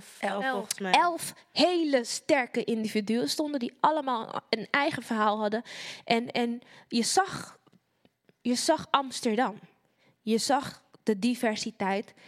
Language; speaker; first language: Dutch; native; Dutch